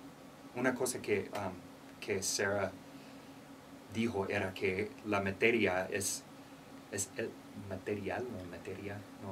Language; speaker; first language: Spanish; non-native, learner; English